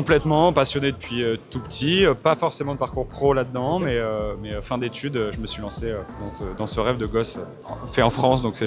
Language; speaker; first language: French; native; French